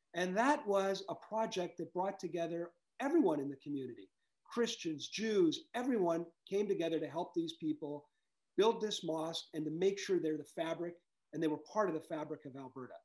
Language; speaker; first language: English; native; English